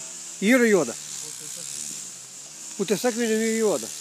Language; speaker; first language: Lithuanian; native; Lithuanian